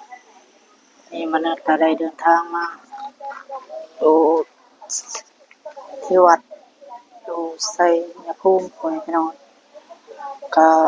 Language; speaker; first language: Thai; non-native, local second language; Northeastern Thai